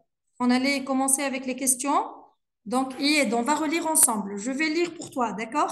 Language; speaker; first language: French; non-native, local second language; Arabic